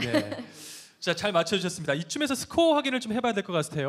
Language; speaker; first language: Korean; native; Korean